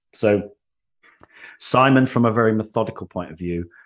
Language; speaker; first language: English; native; English